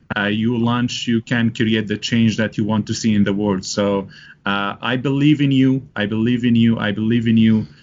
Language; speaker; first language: English; non-native, fluent; Arabic